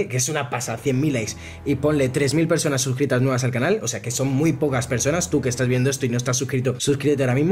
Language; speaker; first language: Spanish; native; Spanish